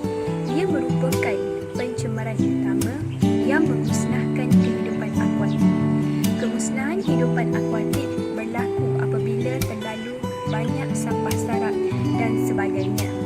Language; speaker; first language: Malay; native; Malay